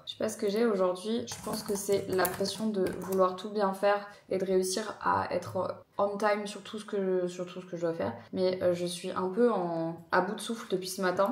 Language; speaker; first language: French; native; French